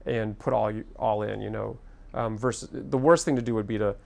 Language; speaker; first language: English; native; English